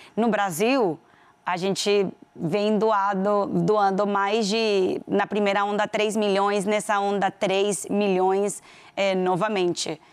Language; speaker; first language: Portuguese; non-native, fluent; Spanish